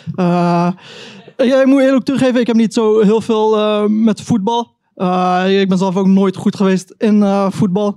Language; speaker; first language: Dutch; early bilingual, other home language; Turkish